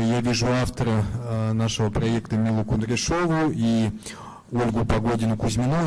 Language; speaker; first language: Russian; native; Russian